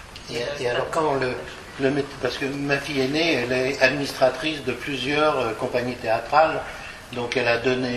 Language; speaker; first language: French; early bilingual, other home language; Polish